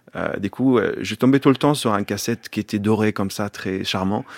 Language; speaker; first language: French; non-native, fluent; Arabic